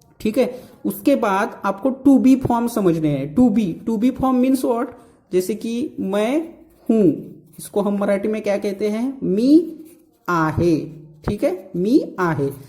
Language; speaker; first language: Hindi; non-native, local second language; Marathi